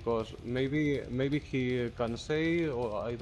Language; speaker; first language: English; non-native, learner; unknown